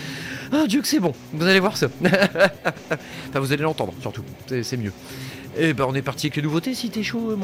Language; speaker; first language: French; native; French